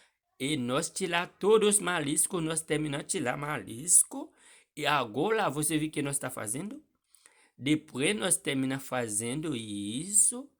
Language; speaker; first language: Portuguese; non-native, learner; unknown